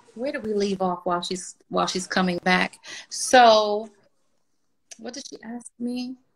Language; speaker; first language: English; native; English